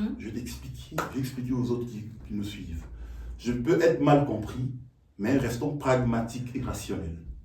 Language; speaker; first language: French; non-native, local second language; Lingala